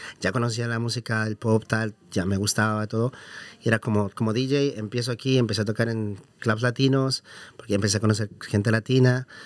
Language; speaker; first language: Spanish; native; Spanish